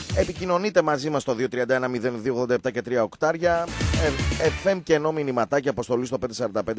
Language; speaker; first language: Greek; native; Greek